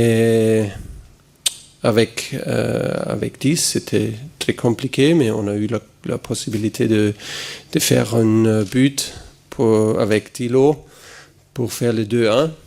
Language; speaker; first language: French; non-native, fluent; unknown